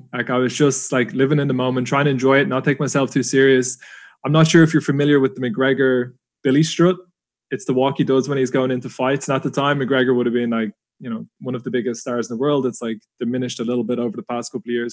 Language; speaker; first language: English; native; English